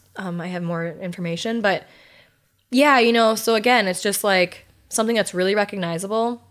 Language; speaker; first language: English; native; English